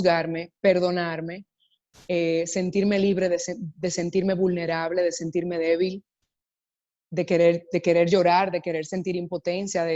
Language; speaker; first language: Spanish; native; Spanish